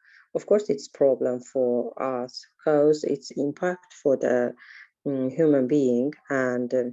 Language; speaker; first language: English; non-native, learner; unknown